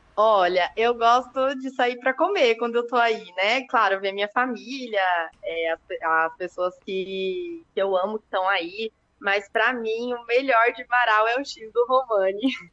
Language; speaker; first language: Portuguese; native; Portuguese